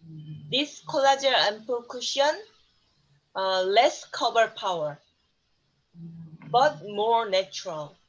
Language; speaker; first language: English; non-native, learner; Korean